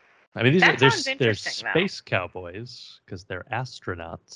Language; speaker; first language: English; native; English